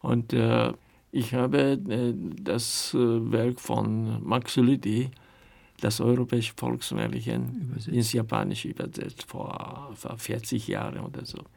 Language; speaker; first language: German; non-native, fluent; Japanese